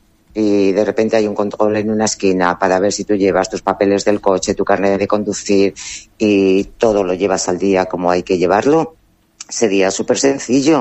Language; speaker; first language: Spanish; native; Spanish